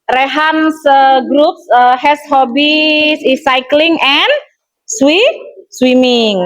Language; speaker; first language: English; non-native, learner; Indonesian